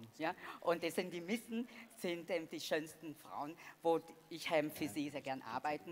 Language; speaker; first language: German; non-native, fluent; Vietnamese